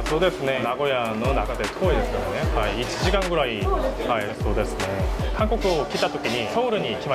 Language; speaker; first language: Japanese; non-native, learner; Korean